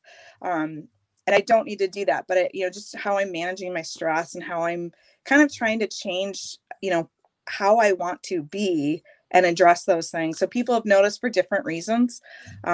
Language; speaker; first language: English; native; English